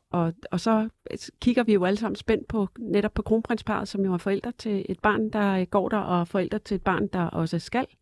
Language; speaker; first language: Danish; native; Danish